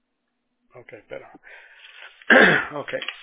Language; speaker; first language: Spanish; early bilingual, heritage; Spanish